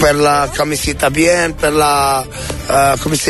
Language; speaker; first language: Spanish; non-native, learner; Arabic